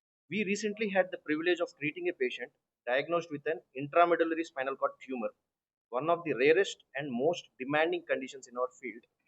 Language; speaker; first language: English; non-native, local second language; Telugu